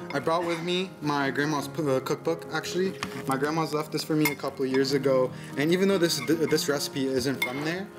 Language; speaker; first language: English; early bilingual, other home language; Arabic